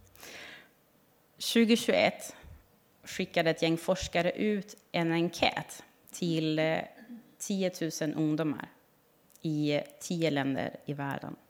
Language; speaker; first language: Swedish; non-native, fluent; German